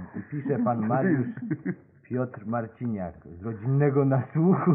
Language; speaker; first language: Polish; native; Polish